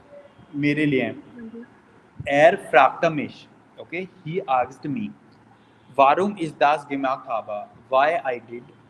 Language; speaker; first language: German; non-native, learner; Hindi